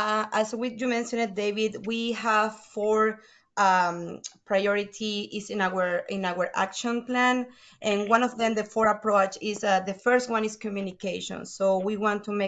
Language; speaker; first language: English; non-native, fluent; Spanish